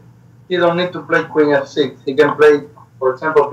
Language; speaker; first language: English; non-native, learner; Spanish